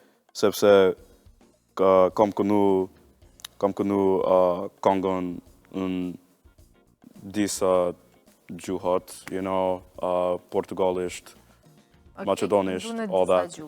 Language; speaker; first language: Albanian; non-native, learner; English